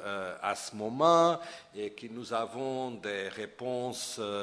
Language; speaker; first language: French; non-native, fluent; Portuguese